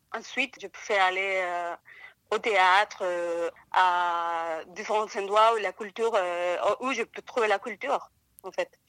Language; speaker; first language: French; non-native, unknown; Spanish